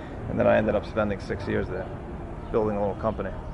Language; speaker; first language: English; native; English